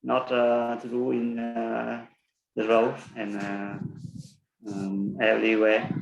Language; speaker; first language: English; non-native, learner; Vietnamese